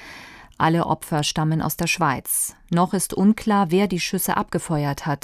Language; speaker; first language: German; native; German